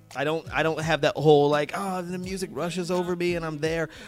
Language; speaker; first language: English; native; English